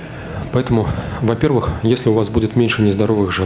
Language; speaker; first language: Russian; native; Russian